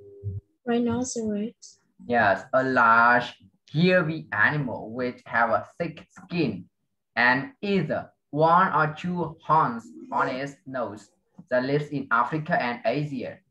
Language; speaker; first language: English; non-native, fluent; Vietnamese